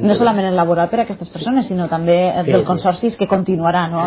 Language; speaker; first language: Catalan; native; Catalan